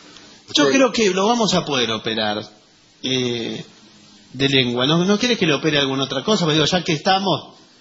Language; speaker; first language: Spanish; native; Spanish